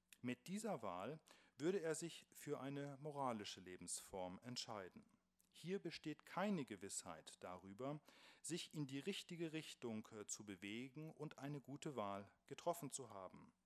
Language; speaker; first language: German; native; German